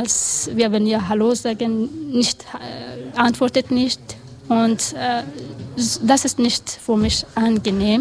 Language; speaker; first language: German; non-native, learner; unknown